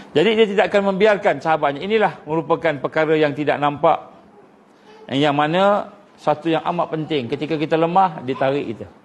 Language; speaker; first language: Malay; native; Malay